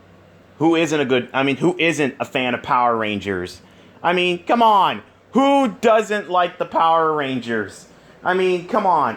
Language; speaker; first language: English; native; English